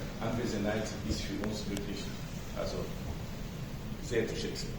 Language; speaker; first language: German; non-native, fluent; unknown